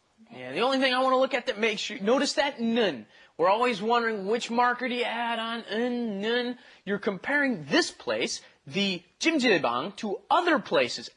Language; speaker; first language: English; native; English